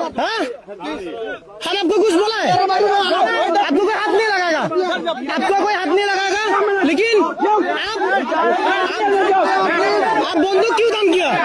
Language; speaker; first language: Hindi; non-native, learner; Bangla